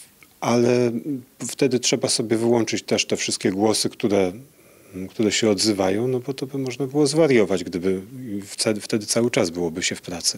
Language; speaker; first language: Polish; native; Polish